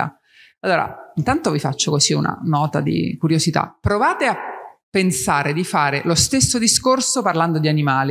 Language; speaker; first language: Italian; native; Italian